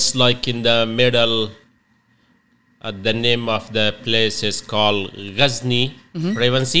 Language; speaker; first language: English; non-native, learner; Persian